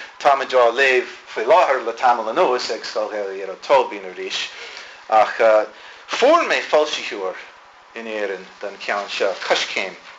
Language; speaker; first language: Irish; non-native, fluent; English